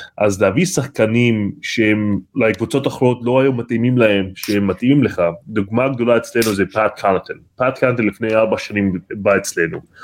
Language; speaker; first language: Hebrew; non-native, local second language; Arabic